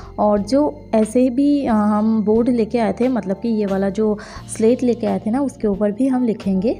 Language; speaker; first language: Hindi; non-native, local second language; Bangla